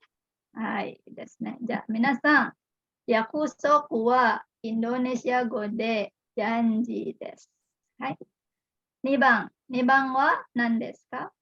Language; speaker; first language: Japanese; non-native, fluent; Indonesian